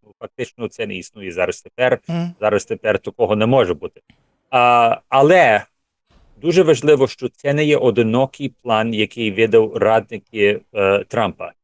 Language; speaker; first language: Ukrainian; early bilingual, heritage; English